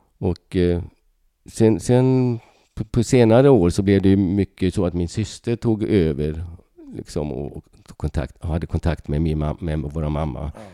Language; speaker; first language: Swedish; early bilingual, other home language; Hungarian